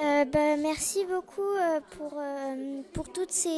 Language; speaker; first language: French; native; French